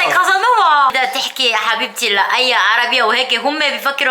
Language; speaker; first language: Arabic; non-native, fluent; Korean